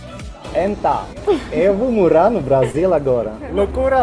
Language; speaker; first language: Portuguese; non-native, learner; Swedish